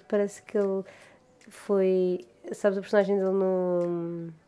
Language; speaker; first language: Portuguese; native; Portuguese